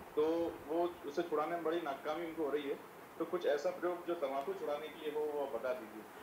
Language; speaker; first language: Hindi; native; Hindi